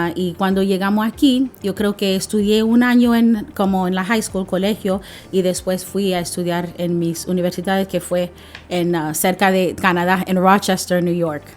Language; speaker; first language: Spanish; non-native, fluent; English